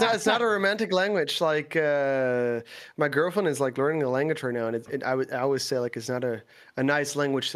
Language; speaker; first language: English; non-native, fluent; Dutch